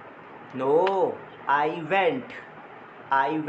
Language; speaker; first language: English; non-native, fluent; Hindi